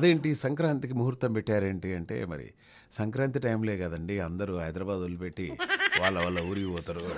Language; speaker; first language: Telugu; native; Telugu